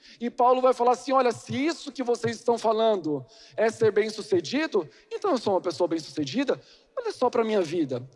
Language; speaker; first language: Portuguese; native; Portuguese